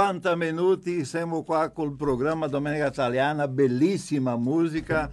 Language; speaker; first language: Italian; early bilingual, heritage; Italian